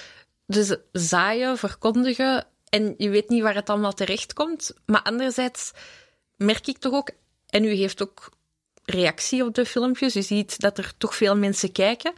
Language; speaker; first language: Dutch; native; Dutch